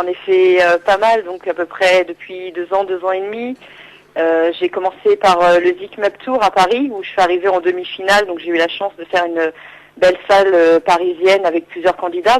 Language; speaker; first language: French; native; French